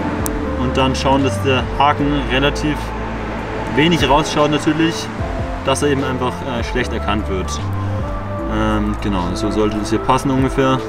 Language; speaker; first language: German; native; German